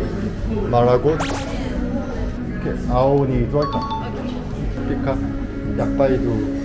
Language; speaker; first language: Thai; non-native, learner; Korean